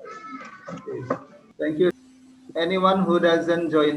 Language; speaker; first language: English; non-native, fluent; Indonesian